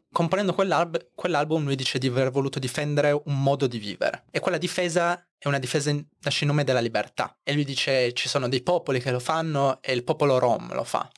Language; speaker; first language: Italian; native; Italian